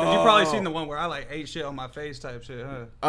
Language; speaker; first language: English; native; English